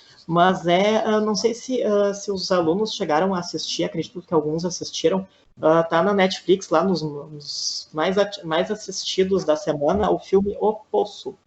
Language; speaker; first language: Portuguese; native; Portuguese